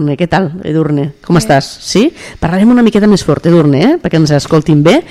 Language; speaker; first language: Catalan; native; Catalan